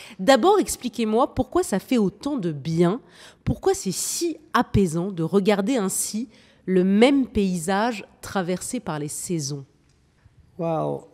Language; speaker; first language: French; native; French